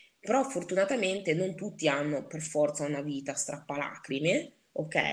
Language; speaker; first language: Italian; early bilingual, other home language; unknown